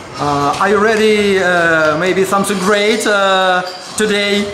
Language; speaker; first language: English; non-native, learner; Russian